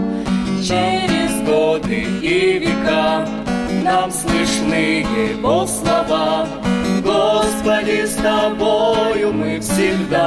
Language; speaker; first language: Russian; native; Russian